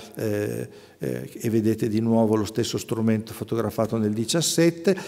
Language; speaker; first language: Italian; native; Italian